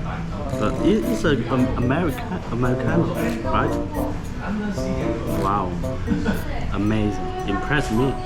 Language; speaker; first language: English; non-native, fluent; Chinese